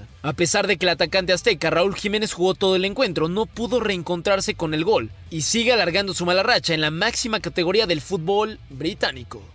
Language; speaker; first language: Spanish; native; Spanish